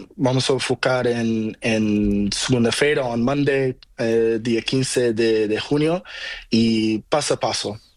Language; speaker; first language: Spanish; non-native, learner; Portuguese